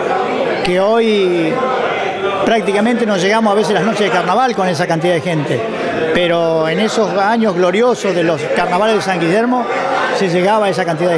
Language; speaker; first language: Spanish; native; Spanish